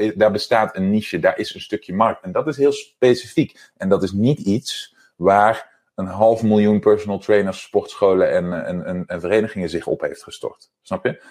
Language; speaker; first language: Dutch; native; Dutch